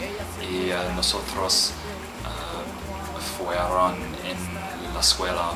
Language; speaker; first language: Spanish; non-native, learner; English